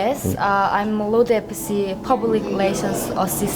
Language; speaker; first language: English; non-native, learner; Korean